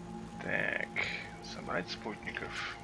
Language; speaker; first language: Russian; native; Russian